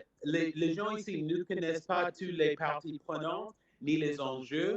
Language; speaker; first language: French; non-native, fluent; English